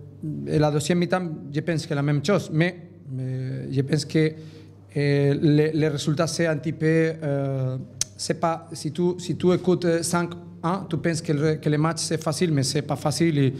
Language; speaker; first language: French; non-native, learner; Spanish